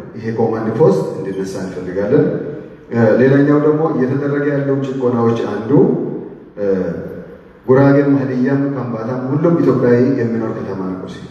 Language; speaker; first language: Amharic; non-native, local second language; Hadiyya